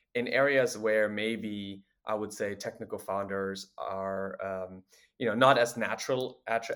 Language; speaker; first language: English; non-native, fluent; German